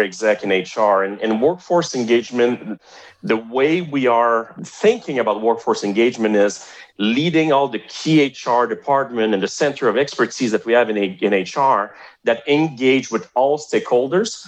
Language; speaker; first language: English; non-native, fluent; French